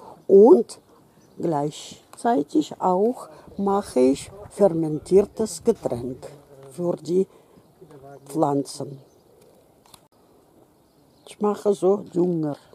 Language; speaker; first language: German; non-native, fluent; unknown